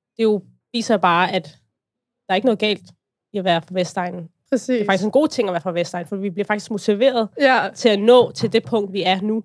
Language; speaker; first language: Danish; native; Danish